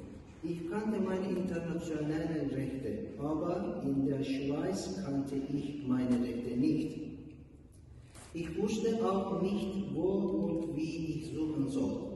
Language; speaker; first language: German; non-native, learner; Turkish